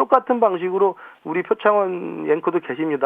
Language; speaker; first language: Korean; native; Korean